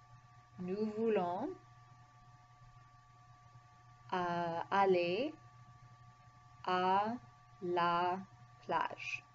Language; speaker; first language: French; non-native, fluent; English